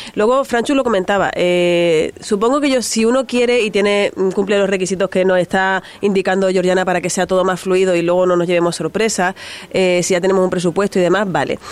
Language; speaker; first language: Spanish; native; Spanish